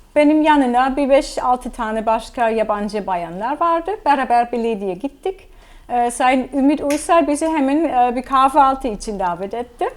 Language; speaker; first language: Turkish; non-native, fluent; German